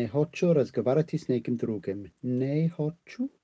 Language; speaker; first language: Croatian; non-native, learner; English